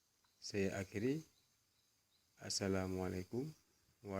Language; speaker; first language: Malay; non-native, local second language; Achinese